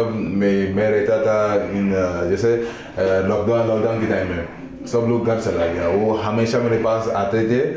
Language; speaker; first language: Hindi; non-native, fluent; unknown